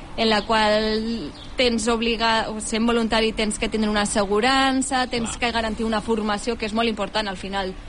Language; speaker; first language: Catalan; native; Catalan